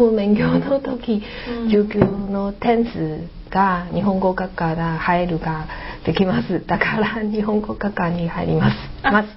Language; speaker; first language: Japanese; non-native, learner; Chinese